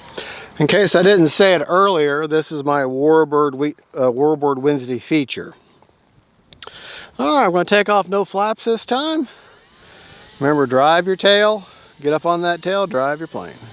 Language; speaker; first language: English; native; English